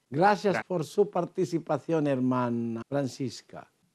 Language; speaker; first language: Spanish; non-native, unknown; Filipino